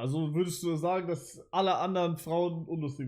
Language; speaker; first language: German; native; German